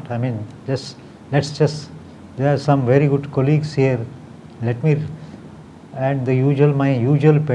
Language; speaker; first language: English; non-native, local second language; Marathi